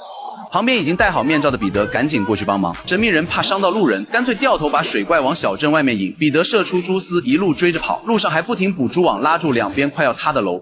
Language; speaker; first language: Chinese; native; Chinese